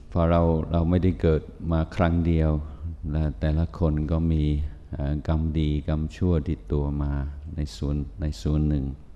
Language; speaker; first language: Thai; non-native, fluent; English